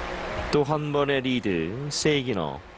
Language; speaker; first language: Korean; native; Korean